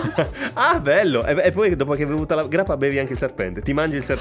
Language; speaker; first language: Italian; native; Italian